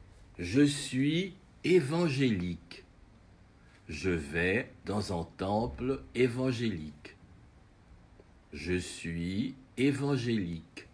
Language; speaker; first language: French; non-native, fluent; Portuguese